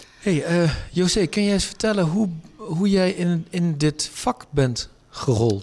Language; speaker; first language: Dutch; native; Dutch